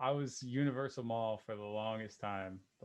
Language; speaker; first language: English; native; English